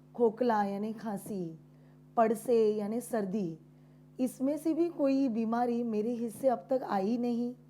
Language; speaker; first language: Hindi; non-native, local second language; Marathi